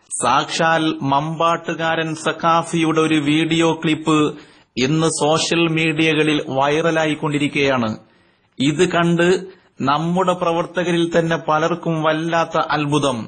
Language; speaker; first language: Malayalam; native; Malayalam